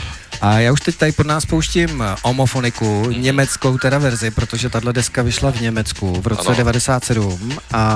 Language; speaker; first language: Czech; native; Czech